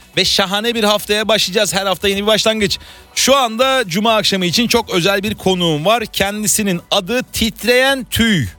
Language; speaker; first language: Turkish; native; Turkish